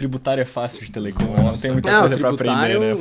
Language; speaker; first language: Portuguese; native; Portuguese